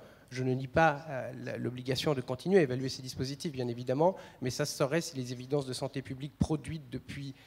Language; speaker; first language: French; native; French